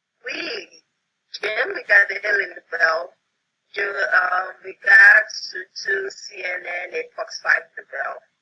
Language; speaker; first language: French; non-native, learner; English